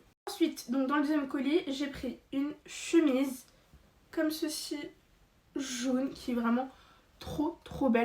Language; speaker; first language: French; native; French